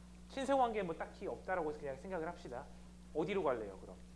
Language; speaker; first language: Korean; early bilingual, heritage; Korean